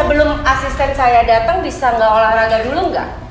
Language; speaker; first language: Indonesian; native; Indonesian